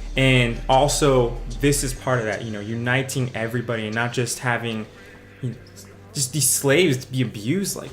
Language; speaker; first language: English; native; English